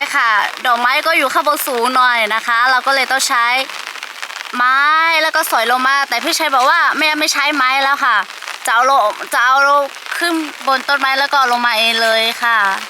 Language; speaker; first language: Thai; non-native, local second language; Lahu